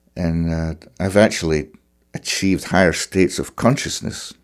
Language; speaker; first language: English; native; English